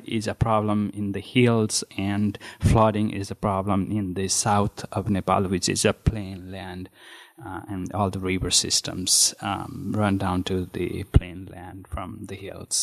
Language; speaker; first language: English; non-native, fluent; Nepali